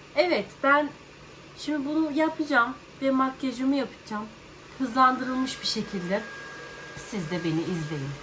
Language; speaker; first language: Turkish; early bilingual, heritage; Turkish